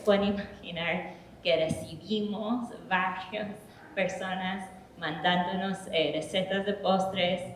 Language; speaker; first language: Spanish; early bilingual, heritage; English